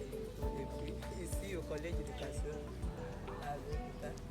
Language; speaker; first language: French; non-native, fluent; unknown